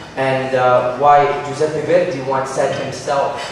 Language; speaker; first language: English; native; English